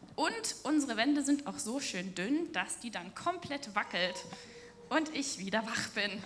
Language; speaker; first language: German; native; German